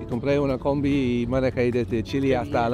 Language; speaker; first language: Spanish; non-native, learner; English